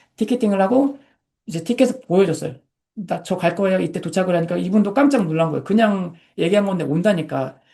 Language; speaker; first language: Korean; native; Korean